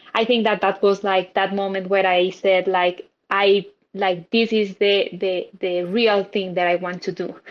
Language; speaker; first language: English; non-native, fluent; Spanish